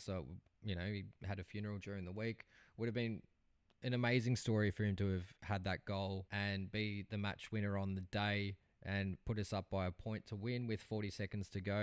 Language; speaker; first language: English; native; English